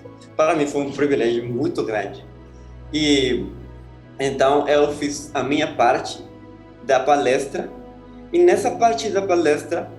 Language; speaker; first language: Portuguese; non-native, fluent; Spanish